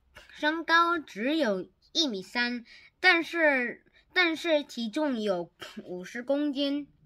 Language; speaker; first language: Chinese; non-native, learner; Korean